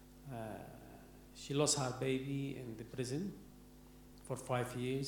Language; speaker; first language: English; non-native, learner; Arabic